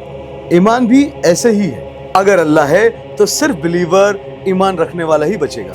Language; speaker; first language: Hindi; native; Hindi